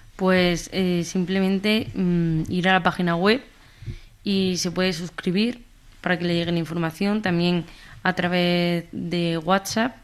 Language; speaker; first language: Spanish; native; Spanish